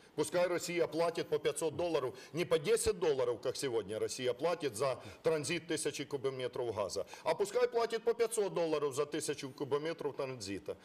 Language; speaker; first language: Russian; non-native, local second language; Ukrainian